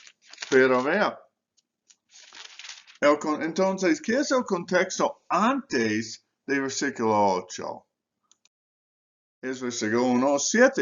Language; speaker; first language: Spanish; non-native, fluent; English